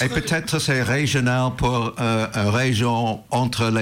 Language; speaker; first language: French; non-native, learner; English